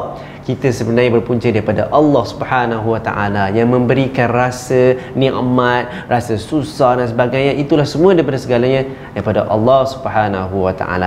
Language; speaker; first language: Malay; native; Malay